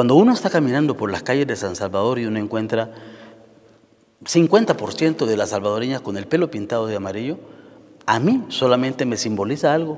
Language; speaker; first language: Spanish; native; Spanish